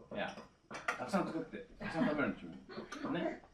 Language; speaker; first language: Japanese; native; Japanese